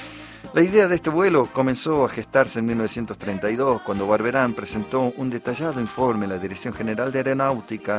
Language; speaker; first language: Spanish; native; Spanish